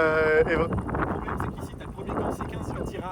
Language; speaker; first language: French; native; French